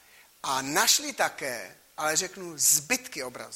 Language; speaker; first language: Czech; native; Czech